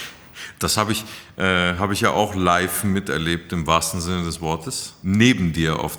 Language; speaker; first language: German; native; German